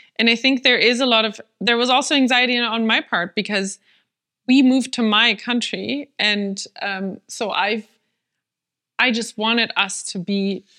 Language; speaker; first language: English; non-native, fluent; German